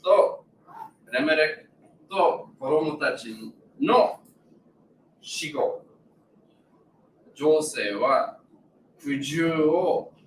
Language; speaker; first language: Japanese; non-native, learner; English